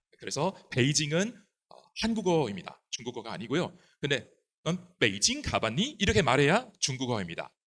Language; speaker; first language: Korean; non-native, fluent; Chinese